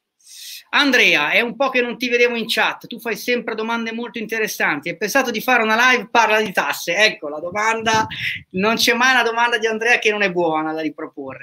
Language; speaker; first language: Italian; native; Italian